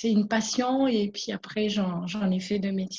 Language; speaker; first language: French; non-native, local second language; Malagasy